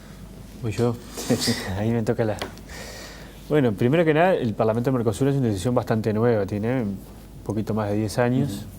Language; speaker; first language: Spanish; native; Spanish